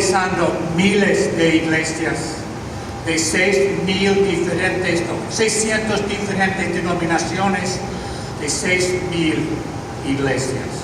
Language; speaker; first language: Spanish; non-native, fluent; English